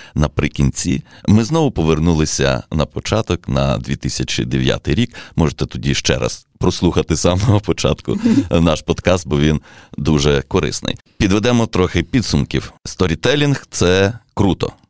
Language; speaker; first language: Ukrainian; native; Ukrainian